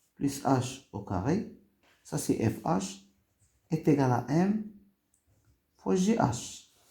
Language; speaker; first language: French; non-native, local second language; Arabic